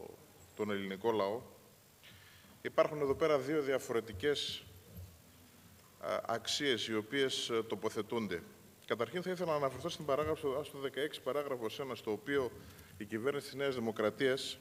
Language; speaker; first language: Greek; native; Greek